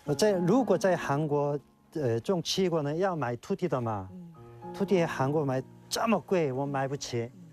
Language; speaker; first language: Chinese; non-native, learner; Korean